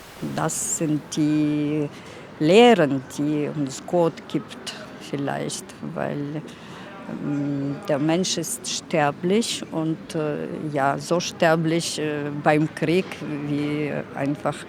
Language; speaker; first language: German; non-native, fluent; Russian